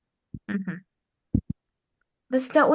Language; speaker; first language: German; non-native, fluent; Arabic